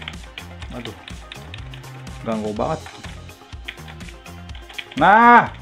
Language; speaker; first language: Indonesian; native; Indonesian